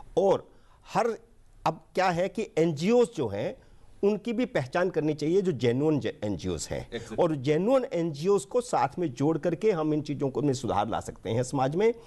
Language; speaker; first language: Hindi; native; Hindi